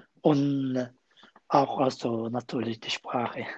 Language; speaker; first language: German; non-native, learner; Kurdish